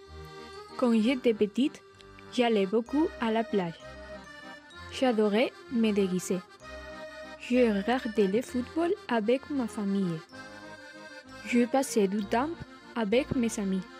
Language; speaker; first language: French; non-native, learner; Spanish